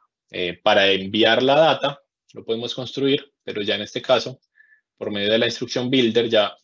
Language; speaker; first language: Spanish; native; Spanish